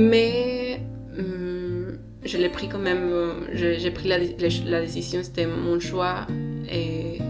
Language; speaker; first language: French; non-native, learner; Spanish